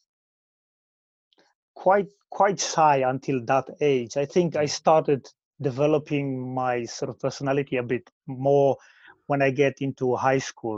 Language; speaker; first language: English; non-native, fluent; Polish